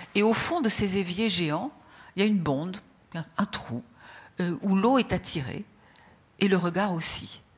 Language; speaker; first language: French; native; French